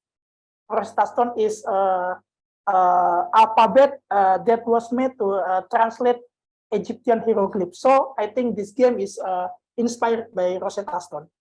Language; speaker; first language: English; non-native, learner; Indonesian